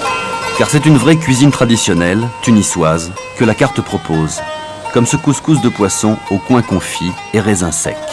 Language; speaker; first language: French; native; French